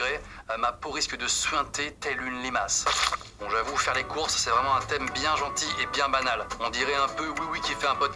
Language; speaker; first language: French; native; French